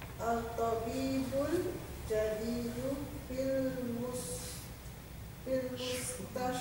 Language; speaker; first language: Arabic; non-native, fluent; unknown